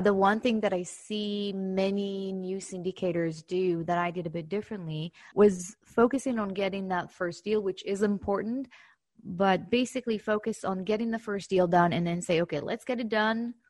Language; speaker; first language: English; non-native, fluent; Hebrew